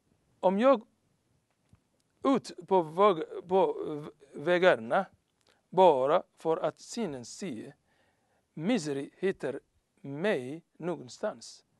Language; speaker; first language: Swedish; non-native, learner; Somali